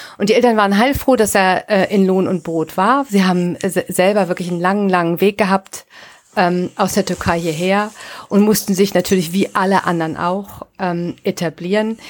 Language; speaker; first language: German; native; German